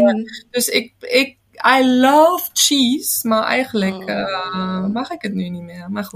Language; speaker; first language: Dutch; non-native, fluent; German